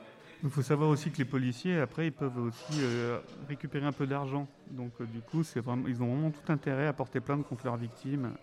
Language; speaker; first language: French; native; French